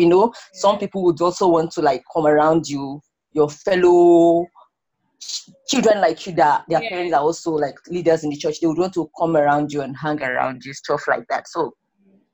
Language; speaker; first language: English; non-native, local second language; Igbo